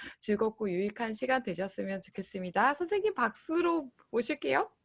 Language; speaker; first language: Korean; native; Korean